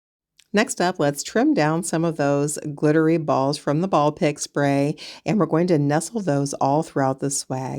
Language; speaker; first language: English; native; English